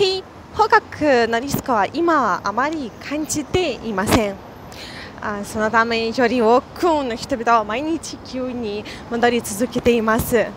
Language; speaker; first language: Japanese; non-native, fluent; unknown